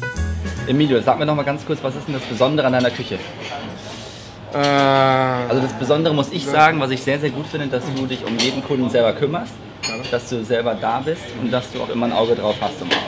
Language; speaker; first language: German; native; German